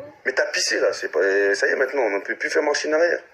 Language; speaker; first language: French; native; French